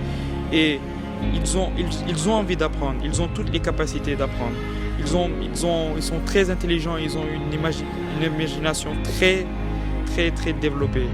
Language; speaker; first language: French; non-native, local second language; Wolof